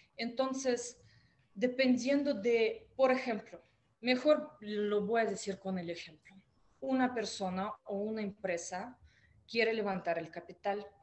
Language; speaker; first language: Spanish; non-native, fluent; Russian